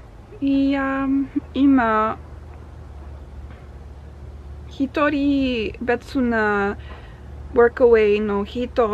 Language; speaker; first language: Japanese; non-native, learner; English